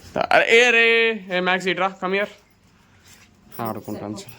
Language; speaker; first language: Telugu; native; Telugu